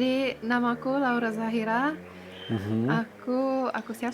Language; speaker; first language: Indonesian; non-native, fluent; Finnish